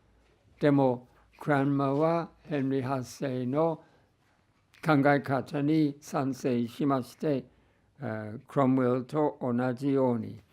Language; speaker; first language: Japanese; non-native, fluent; English